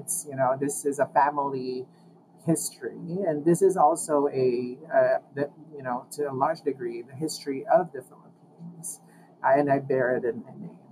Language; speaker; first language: English; non-native, local second language; Filipino